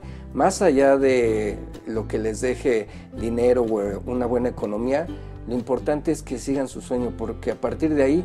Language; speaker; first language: Spanish; native; Spanish